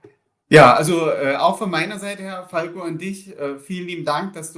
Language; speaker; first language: German; native; German